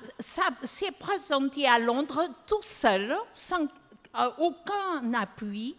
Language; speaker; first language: French; non-native, fluent; Portuguese